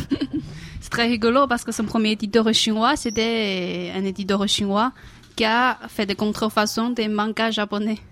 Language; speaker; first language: French; non-native, fluent; Chinese